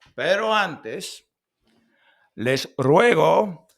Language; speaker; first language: Spanish; non-native, learner; English